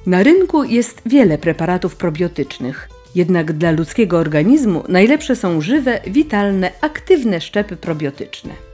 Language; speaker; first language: Polish; native; Polish